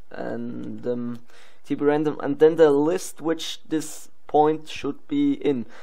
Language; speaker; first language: English; non-native, learner; Swiss German